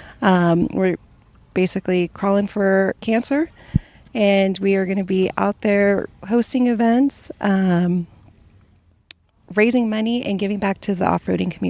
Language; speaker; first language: English; native; English